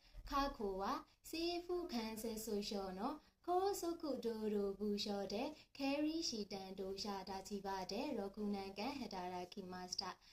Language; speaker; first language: Japanese; non-native, learner; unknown